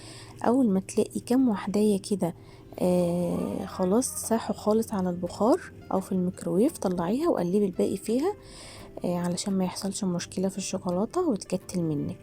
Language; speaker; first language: Arabic; native; Arabic